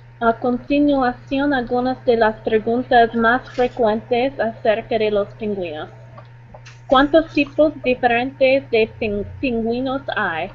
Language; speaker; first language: Spanish; non-native, learner; English